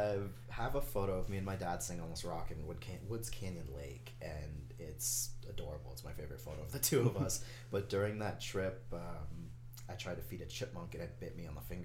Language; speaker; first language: English; native; English